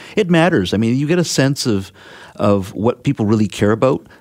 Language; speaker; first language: English; native; English